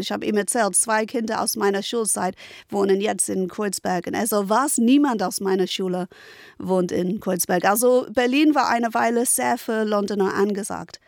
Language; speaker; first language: German; non-native, fluent; English